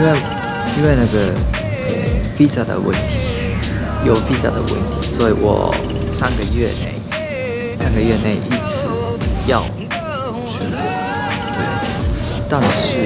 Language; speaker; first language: Chinese; non-native, learner; Japanese